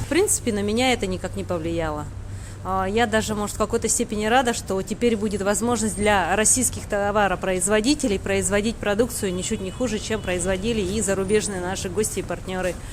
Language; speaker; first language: Russian; native; Russian